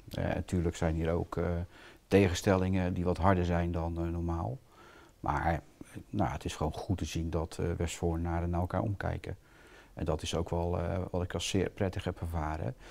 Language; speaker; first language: Dutch; native; Dutch